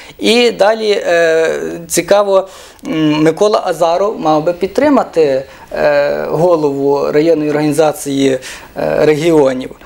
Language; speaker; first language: Ukrainian; native; Ukrainian